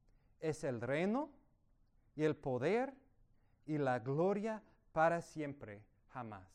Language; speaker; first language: Spanish; non-native, fluent; English